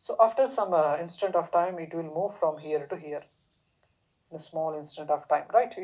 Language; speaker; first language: English; non-native, local second language; Kannada